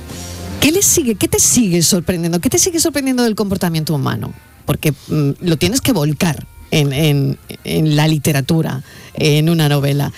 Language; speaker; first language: Spanish; native; Spanish